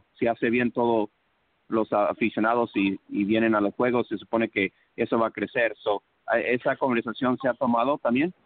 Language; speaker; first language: Spanish; early bilingual, heritage; English